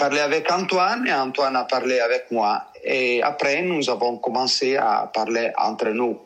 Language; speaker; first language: French; non-native, learner; Italian